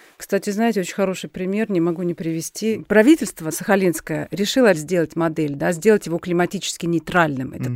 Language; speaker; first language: Russian; native; Russian